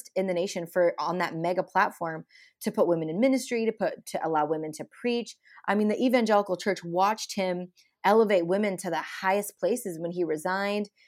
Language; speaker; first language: English; early bilingual, other home language; Hindi